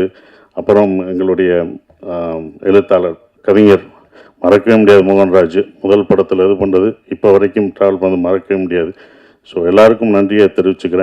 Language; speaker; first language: Tamil; native; Tamil